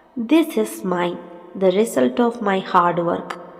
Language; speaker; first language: English; non-native, local second language; Malayalam